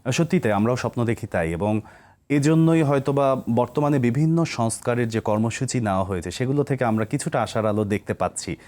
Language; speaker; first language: Bangla; native; Bangla